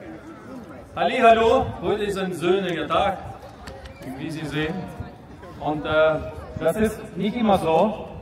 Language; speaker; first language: German; non-native, fluent; Russian